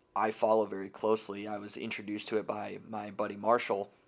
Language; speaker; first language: English; native; English